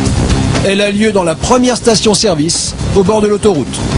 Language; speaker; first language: French; native; French